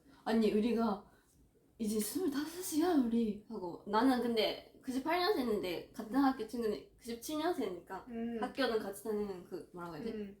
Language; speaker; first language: Korean; non-native, fluent; Japanese